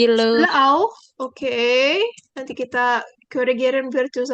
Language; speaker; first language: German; non-native, fluent; Indonesian